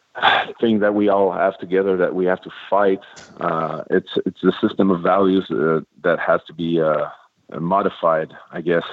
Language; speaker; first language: English; non-native, fluent; French